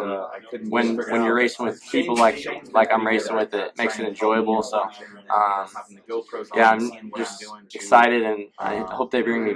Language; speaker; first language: English; native; English